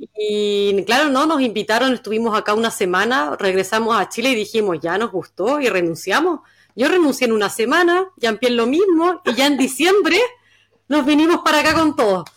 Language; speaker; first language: Spanish; native; Spanish